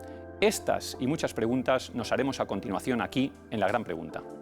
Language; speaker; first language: Spanish; native; Spanish